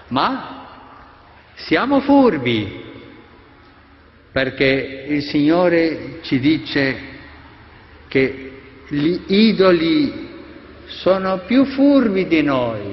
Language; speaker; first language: Italian; non-native, fluent; Spanish